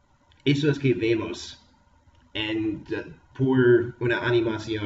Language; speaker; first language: Spanish; non-native, fluent; English